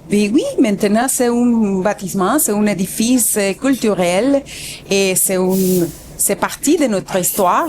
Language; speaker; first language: French; non-native, fluent; Spanish